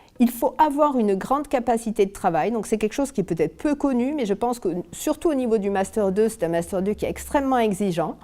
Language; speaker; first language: French; native; French